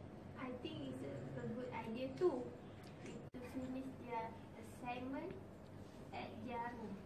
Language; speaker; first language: English; non-native, local second language; Malay